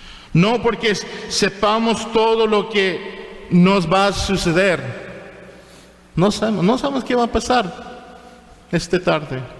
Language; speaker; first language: Spanish; non-native, fluent; English